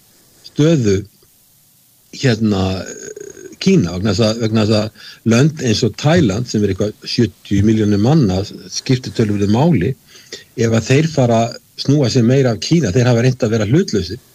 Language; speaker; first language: Icelandic; native; Icelandic